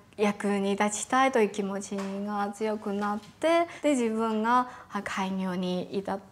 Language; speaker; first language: Japanese; non-native, fluent; Chinese